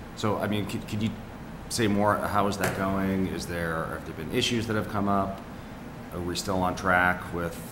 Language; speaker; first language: English; native; English